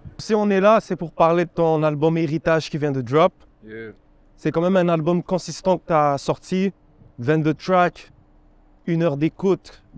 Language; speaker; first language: French; native; French